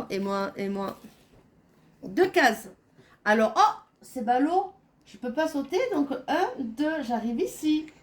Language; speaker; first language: French; native; French